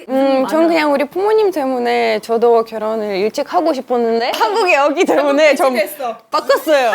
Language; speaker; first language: Korean; non-native, fluent; Russian